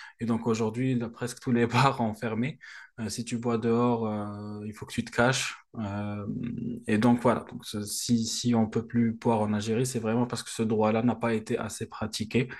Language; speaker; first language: French; non-native, local second language; Arabic